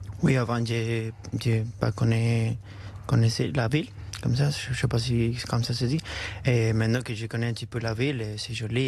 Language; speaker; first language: French; non-native, learner; Spanish